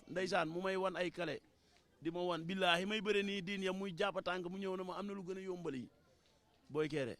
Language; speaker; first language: Wolof; native; Wolof